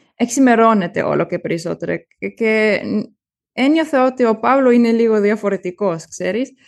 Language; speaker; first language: Greek; early bilingual, heritage; German